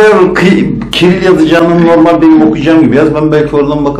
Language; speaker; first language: Turkish; native; Turkish